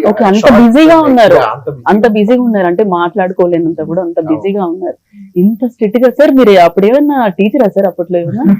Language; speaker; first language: Telugu; native; Telugu